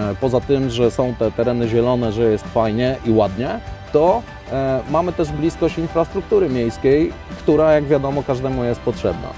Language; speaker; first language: Polish; native; Polish